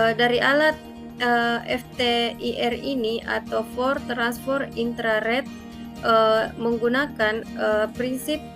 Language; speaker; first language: Indonesian; native; Indonesian